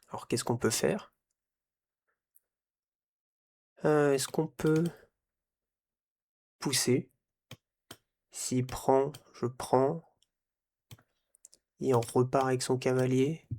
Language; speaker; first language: French; native; French